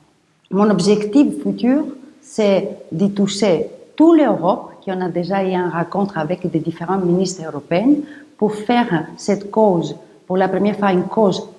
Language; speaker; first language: French; non-native, fluent; Greek